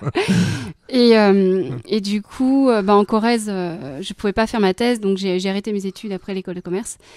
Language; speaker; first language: French; native; French